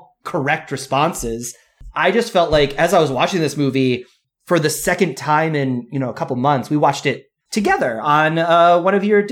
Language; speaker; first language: English; native; English